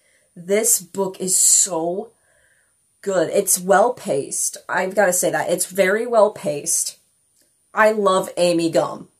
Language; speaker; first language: English; native; English